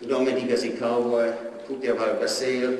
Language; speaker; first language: Hungarian; non-native, learner; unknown